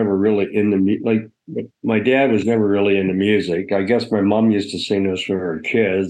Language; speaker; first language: English; native; English